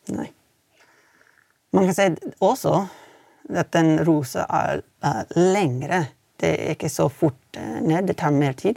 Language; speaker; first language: Norwegian; non-native, fluent; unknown